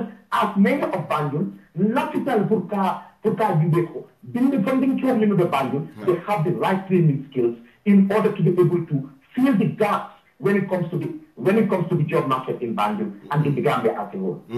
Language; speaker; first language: English; non-native, local second language; Wolof